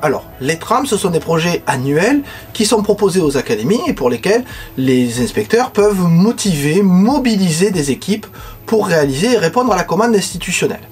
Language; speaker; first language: French; native; French